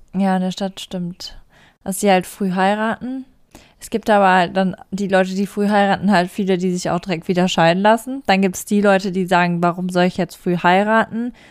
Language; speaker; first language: German; native; German